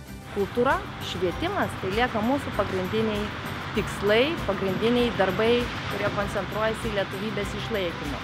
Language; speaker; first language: Lithuanian; native; Lithuanian